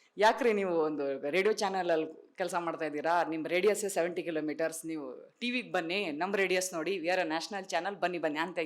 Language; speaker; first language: Kannada; non-native, local second language; Tulu